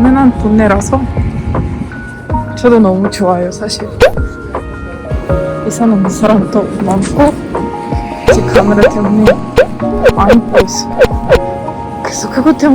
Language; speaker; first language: Korean; non-native, learner; Ukrainian